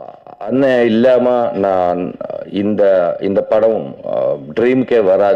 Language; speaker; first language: Tamil; non-native, learner; Telugu